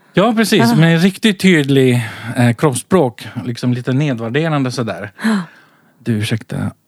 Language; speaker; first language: Swedish; early bilingual, other home language; Central Kurdish